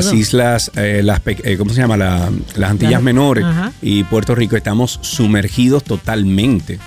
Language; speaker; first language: Spanish; native; Spanish